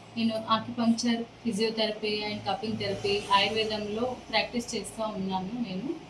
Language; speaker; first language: Telugu; native; Telugu